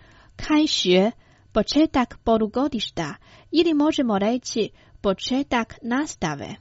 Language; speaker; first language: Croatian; non-native, fluent; Chinese